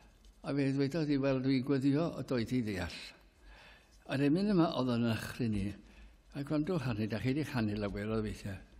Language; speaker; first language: Welsh; native; Welsh